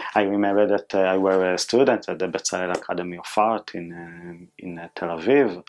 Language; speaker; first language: English; non-native, fluent; Hebrew